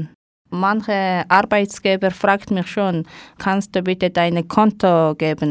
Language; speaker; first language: German; non-native, learner; Mongolian